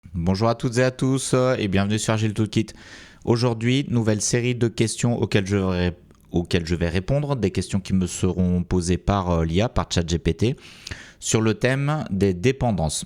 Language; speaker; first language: French; native; French